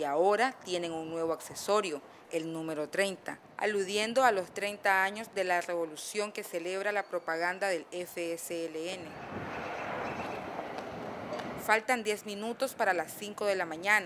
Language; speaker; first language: Spanish; native; Spanish